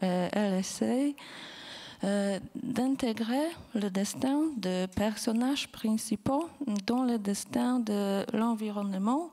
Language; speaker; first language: French; non-native, fluent; Polish